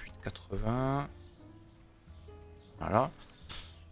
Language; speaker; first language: French; native; French